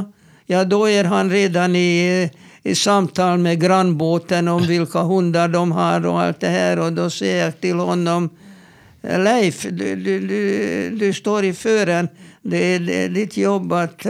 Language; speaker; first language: Swedish; non-native, fluent; Hungarian